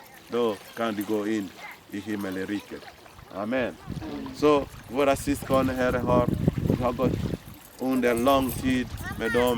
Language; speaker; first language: Swedish; non-native, fluent; Lingala